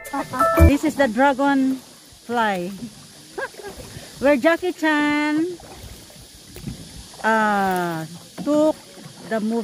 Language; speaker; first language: English; non-native, local second language; Filipino